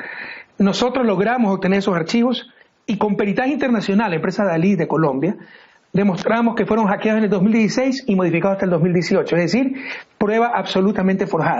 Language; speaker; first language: Spanish; native; Spanish